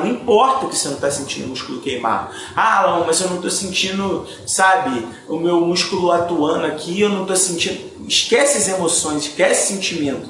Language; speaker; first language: Portuguese; native; Portuguese